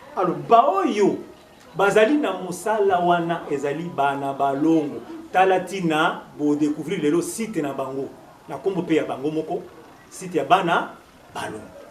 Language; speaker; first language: Lingala; non-native, local second language; Kongo